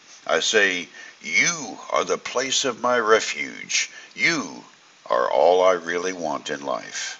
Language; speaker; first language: English; native; English